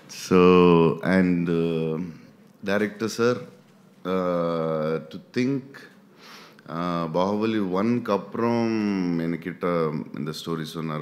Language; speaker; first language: Tamil; non-native, learner; Telugu